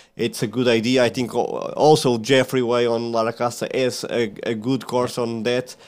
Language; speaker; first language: English; non-native, fluent; Portuguese